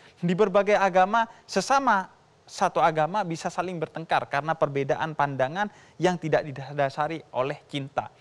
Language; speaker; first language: Indonesian; native; Indonesian